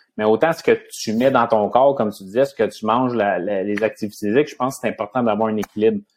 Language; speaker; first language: French; native; French